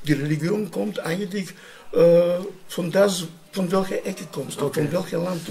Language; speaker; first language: German; non-native, learner; Romany